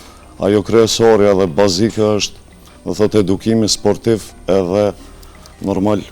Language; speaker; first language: Albanian; native; Albanian